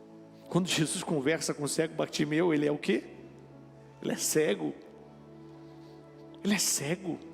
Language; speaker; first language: Portuguese; native; Portuguese